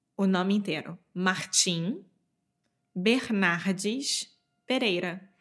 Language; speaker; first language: Portuguese; native; Portuguese